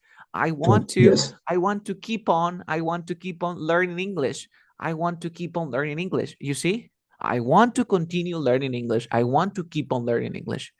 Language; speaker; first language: English; non-native, fluent; Spanish